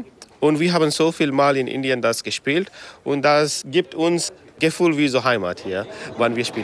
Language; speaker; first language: German; non-native, learner; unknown